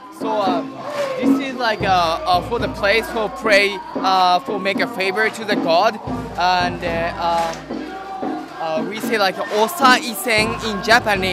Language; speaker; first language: English; non-native, learner; Japanese